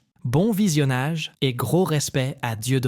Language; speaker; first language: French; native; French